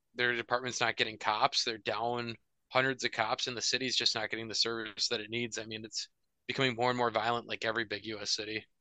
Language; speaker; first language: English; native; English